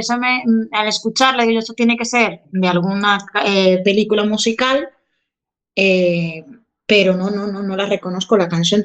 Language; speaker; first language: Spanish; native; Spanish